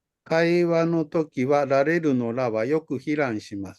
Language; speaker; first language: Japanese; non-native, fluent; Indonesian